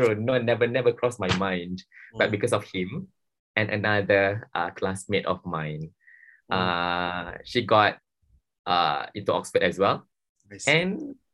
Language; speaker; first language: English; non-native, local second language; Malay